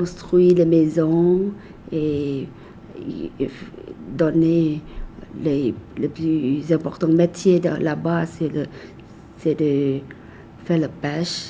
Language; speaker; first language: French; non-native, fluent; Thai